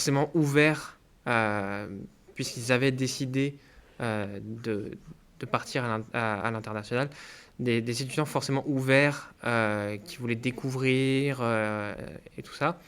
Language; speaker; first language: French; native; French